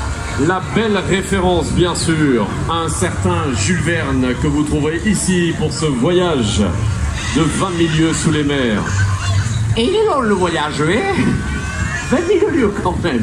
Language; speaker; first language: French; native; French